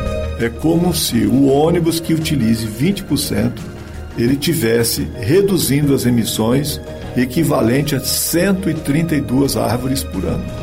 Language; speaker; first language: Portuguese; native; Portuguese